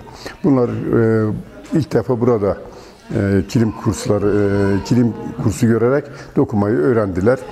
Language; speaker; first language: Turkish; native; Turkish